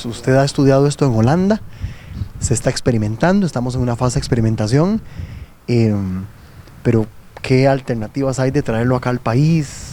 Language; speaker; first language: Spanish; native; Spanish